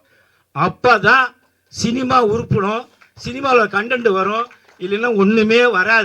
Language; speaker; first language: Tamil; native; Tamil